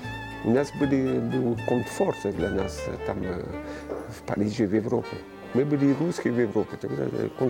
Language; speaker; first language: Russian; early bilingual, heritage; Russian